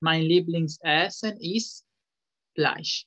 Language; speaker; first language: German; non-native, fluent; Spanish